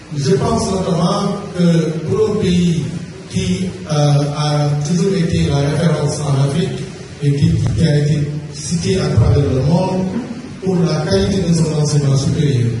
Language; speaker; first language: French; non-native, local second language; Wolof